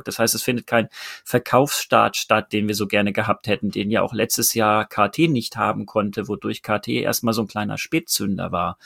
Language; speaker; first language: German; native; German